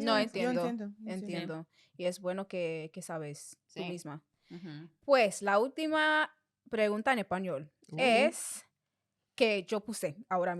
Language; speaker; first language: Spanish; non-native, fluent; English